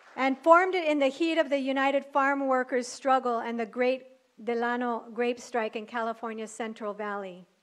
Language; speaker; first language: English; early bilingual, other home language; Spanish